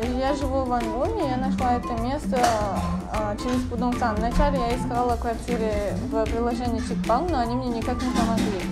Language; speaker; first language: Russian; non-native, local second language; Uzbek